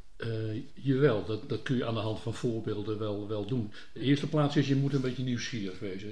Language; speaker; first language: Dutch; native; Dutch